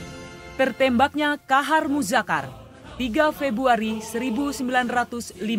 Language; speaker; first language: Indonesian; native; Indonesian